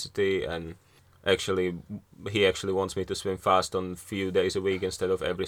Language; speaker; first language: English; non-native, fluent; Slovak